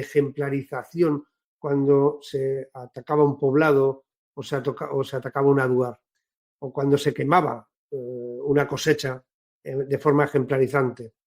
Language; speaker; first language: Spanish; native; Spanish